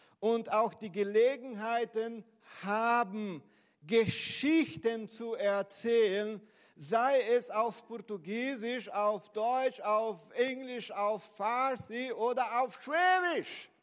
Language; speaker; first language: German; non-native, fluent; Portuguese